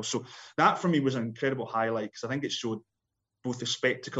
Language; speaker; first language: English; native; English